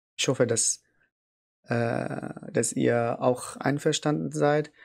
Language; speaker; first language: German; non-native, fluent; Arabic